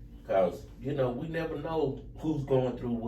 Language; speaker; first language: English; native; English